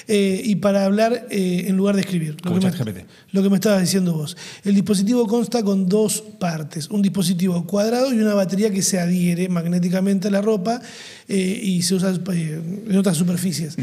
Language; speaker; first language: Spanish; native; Spanish